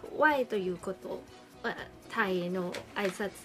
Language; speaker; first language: Japanese; non-native, learner; Thai